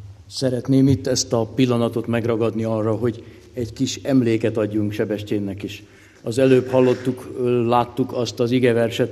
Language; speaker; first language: Hungarian; native; Hungarian